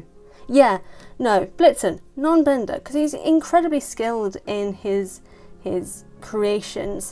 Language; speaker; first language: English; native; English